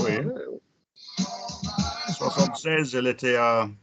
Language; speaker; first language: French; non-native, fluent; English